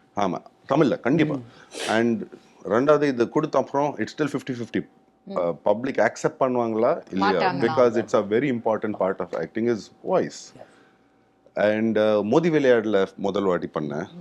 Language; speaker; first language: Tamil; non-native, local second language; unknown